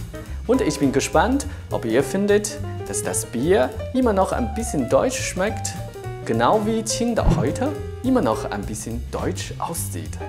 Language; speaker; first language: German; non-native, local second language; Chinese